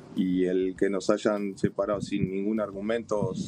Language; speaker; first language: Spanish; native; Spanish